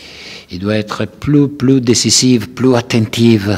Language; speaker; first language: French; non-native, learner; Italian